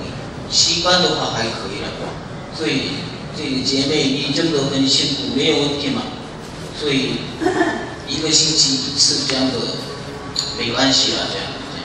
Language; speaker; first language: Chinese; non-native, learner; Korean